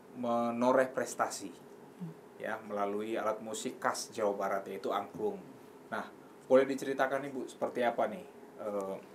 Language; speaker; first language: Indonesian; native; Indonesian